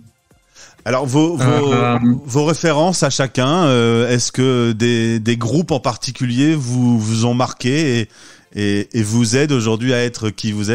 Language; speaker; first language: French; native; French